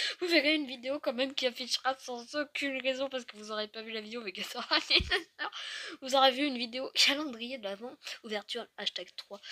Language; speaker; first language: French; native; French